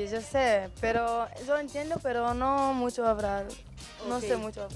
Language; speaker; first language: Spanish; non-native, learner; Hebrew